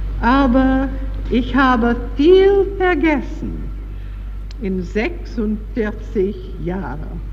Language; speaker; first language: German; non-native, learner; English